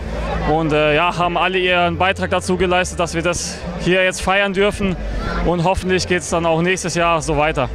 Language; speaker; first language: German; native; German